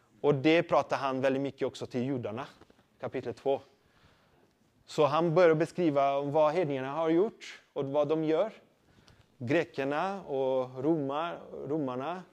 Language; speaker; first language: Swedish; non-native, fluent; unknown